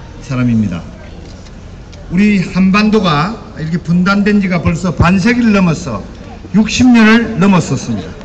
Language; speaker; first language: Korean; native; Korean